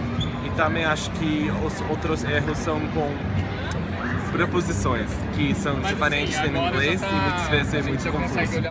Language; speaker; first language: Portuguese; non-native, fluent; English